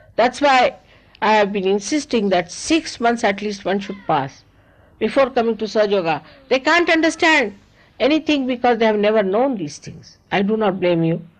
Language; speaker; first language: English; non-native, local second language; Marathi